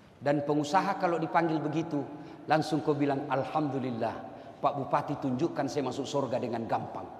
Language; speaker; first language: Indonesian; non-native, local second language; Buginese